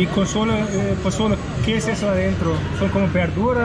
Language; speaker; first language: Spanish; non-native, learner; German